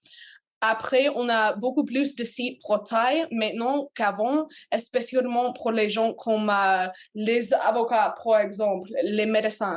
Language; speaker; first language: French; non-native, learner; English